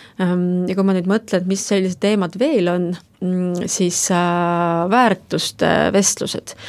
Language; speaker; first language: Estonian; native; Estonian